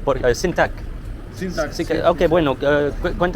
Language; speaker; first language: Spanish; non-native, learner; English